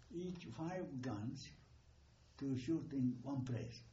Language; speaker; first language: English; non-native, fluent; Japanese